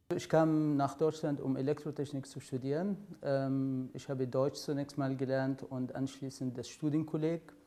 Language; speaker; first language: German; non-native, fluent; Arabic